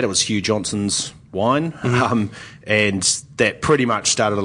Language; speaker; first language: English; native; English